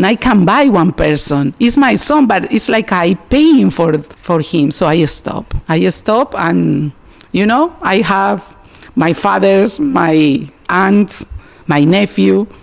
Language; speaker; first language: English; non-native, learner; Spanish